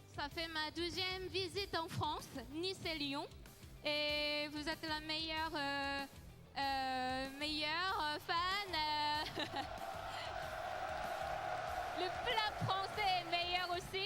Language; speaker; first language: French; non-native, learner; Korean